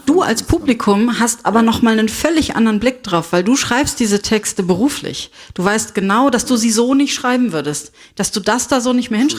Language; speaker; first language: German; native; German